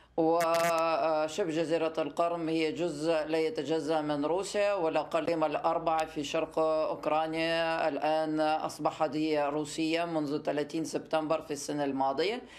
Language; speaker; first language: Arabic; non-native, fluent; Russian